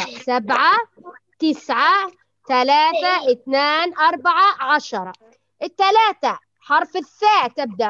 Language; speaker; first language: Arabic; native; Arabic